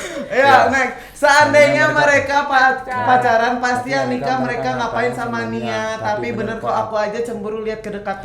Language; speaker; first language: Indonesian; native; Indonesian